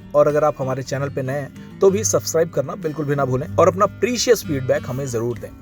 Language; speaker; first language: Hindi; native; Hindi